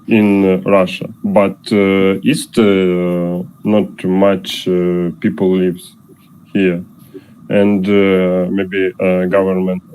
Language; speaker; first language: English; non-native, learner; Russian